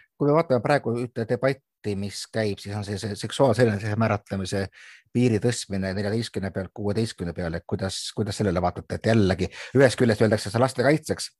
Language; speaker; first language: Estonian; native; Estonian